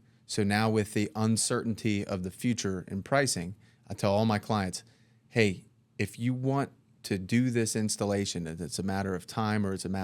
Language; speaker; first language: English; native; English